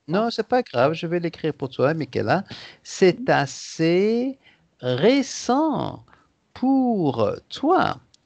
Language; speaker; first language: French; native; French